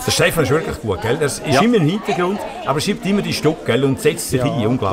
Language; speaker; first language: German; native; German